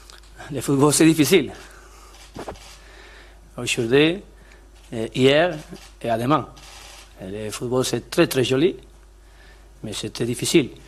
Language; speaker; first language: French; non-native, learner; Spanish